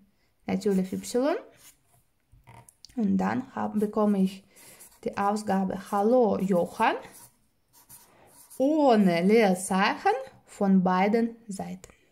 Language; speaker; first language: German; non-native, fluent; Russian